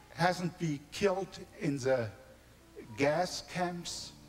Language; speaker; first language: English; non-native, learner; German